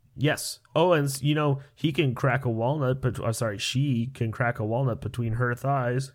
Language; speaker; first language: English; native; English